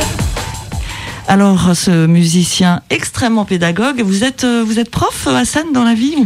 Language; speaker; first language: French; native; French